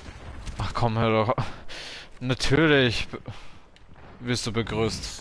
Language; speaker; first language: German; native; German